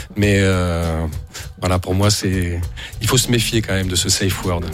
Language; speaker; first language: French; native; French